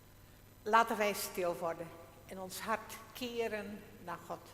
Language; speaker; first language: Dutch; non-native, local second language; Western Frisian